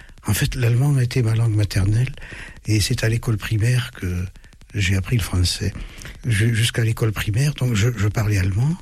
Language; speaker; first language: French; early bilingual, other home language; German